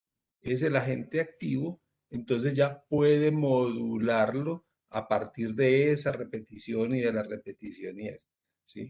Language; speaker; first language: Spanish; native; Spanish